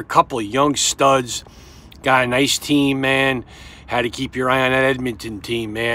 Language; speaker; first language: English; native; English